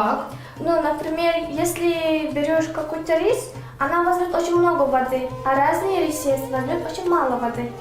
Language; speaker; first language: Russian; non-native, learner; Turkmen